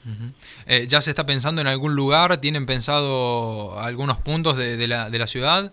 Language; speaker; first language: Spanish; native; Spanish